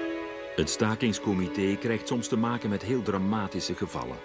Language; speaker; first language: Dutch; native; Dutch